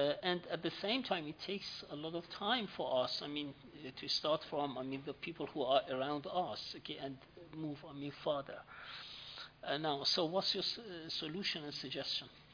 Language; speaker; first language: English; non-native, fluent; Persian